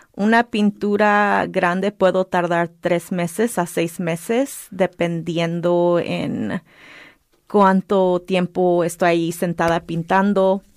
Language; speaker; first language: Spanish; early bilingual, heritage; Spanish